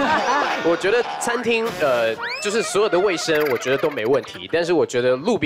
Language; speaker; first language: Chinese; native; Chinese